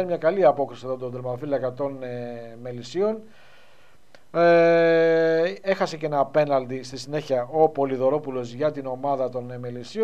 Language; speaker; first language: Greek; native; Greek